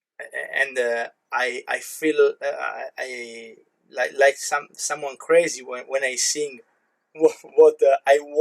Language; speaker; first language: English; non-native, learner; Italian